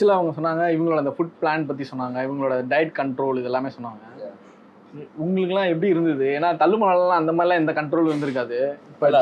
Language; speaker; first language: Tamil; native; Tamil